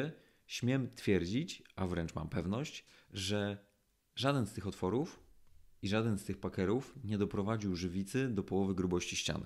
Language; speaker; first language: Polish; native; Polish